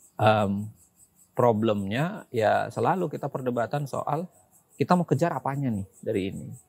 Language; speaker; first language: Indonesian; native; Indonesian